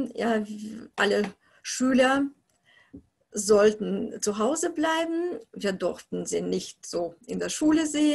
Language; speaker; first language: German; non-native, fluent; Russian